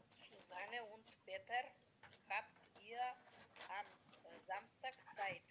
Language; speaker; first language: German; non-native, learner; Macedonian